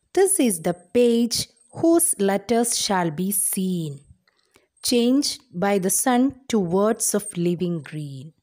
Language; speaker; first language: English; non-native, local second language; Malayalam